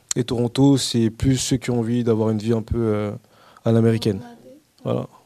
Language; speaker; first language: French; native; French